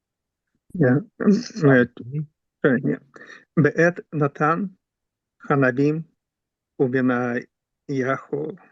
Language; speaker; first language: Hebrew; non-native, learner; English